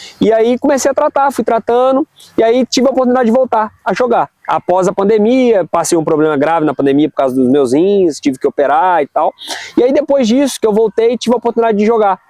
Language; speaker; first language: Portuguese; native; Portuguese